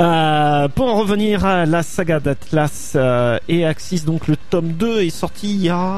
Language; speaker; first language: French; native; French